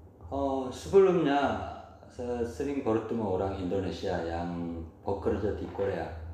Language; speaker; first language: Indonesian; non-native, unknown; Korean